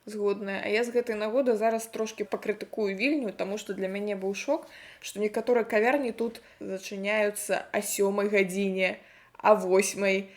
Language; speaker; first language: Belarusian; non-native, local second language; Russian